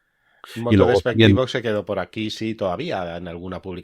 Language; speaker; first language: Spanish; native; Spanish